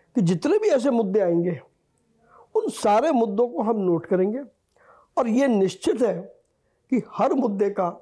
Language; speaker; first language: Hindi; native; Hindi